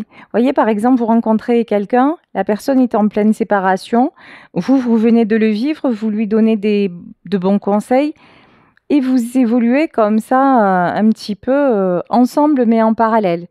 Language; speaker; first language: French; native; French